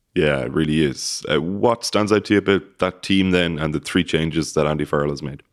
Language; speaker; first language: English; native; English